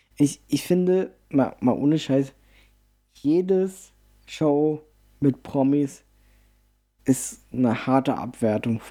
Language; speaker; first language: German; early bilingual, other home language; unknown